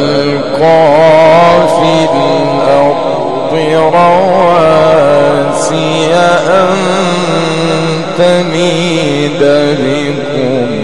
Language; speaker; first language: Arabic; native; Arabic